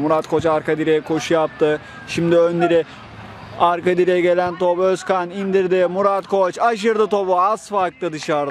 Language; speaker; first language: Turkish; native; Turkish